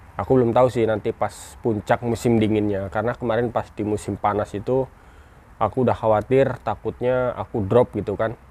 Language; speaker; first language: Indonesian; native; Indonesian